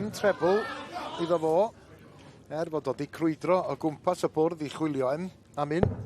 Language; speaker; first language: Welsh; native; Welsh